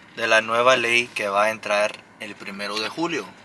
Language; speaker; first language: Spanish; early bilingual, other home language; English